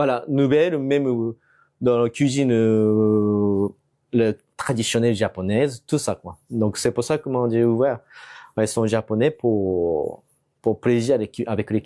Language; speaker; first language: French; non-native, fluent; Japanese